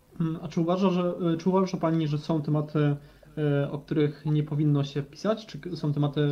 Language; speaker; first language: Polish; native; Polish